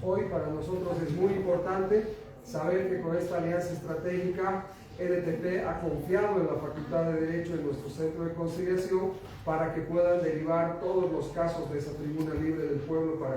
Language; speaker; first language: Spanish; native; Spanish